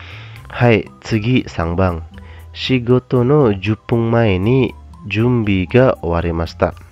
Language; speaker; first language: Japanese; non-native, fluent; Indonesian